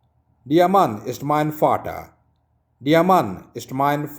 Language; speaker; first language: German; non-native, learner; Urdu